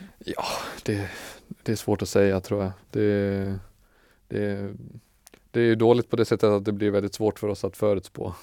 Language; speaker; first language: Swedish; native; Swedish